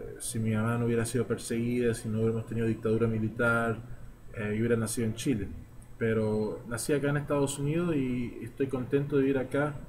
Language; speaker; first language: Spanish; early bilingual, heritage; Spanish